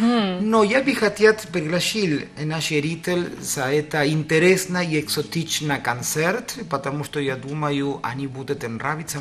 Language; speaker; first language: Russian; non-native, learner; Spanish